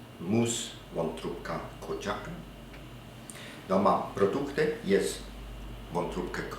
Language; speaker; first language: Polish; non-native, learner; German